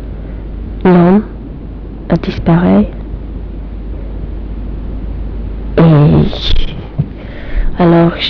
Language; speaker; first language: French; non-native, learner; English